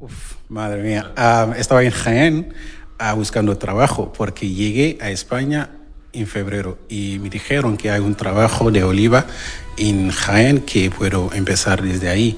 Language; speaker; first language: Spanish; non-native, learner; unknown